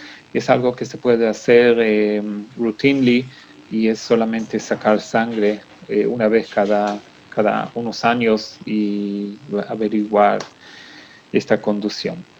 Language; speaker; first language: Spanish; non-native, fluent; Hebrew